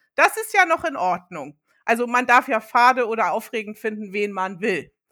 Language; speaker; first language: German; early bilingual, other home language; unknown